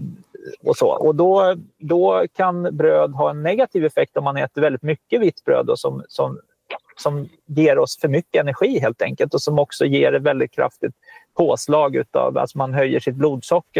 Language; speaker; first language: Swedish; native; Swedish